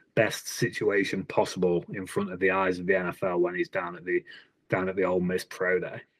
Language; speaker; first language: English; native; English